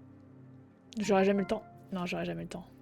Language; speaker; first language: French; native; French